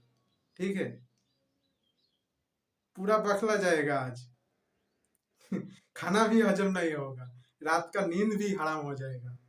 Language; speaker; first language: Hindi; non-native, local second language; Bangla